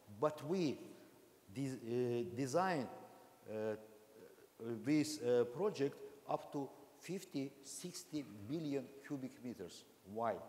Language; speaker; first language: English; non-native, learner; Azerbaijani